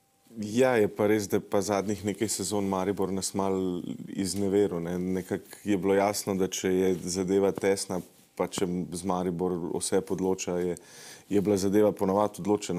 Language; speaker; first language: Slovenian; native; Slovenian